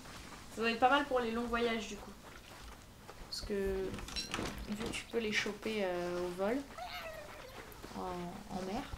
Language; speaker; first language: French; native; French